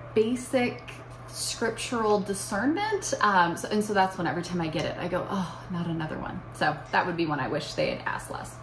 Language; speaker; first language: English; native; English